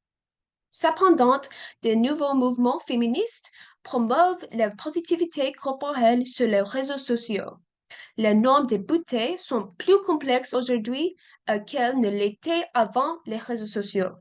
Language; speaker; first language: French; non-native, learner; English